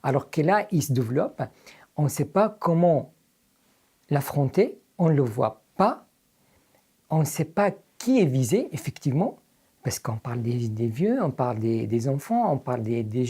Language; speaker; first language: French; non-native, fluent; Arabic